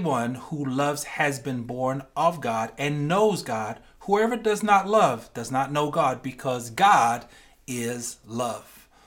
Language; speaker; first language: English; native; English